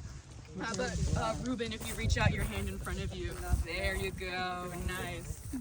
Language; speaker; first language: English; native; English